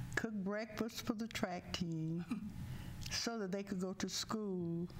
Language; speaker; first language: English; native; English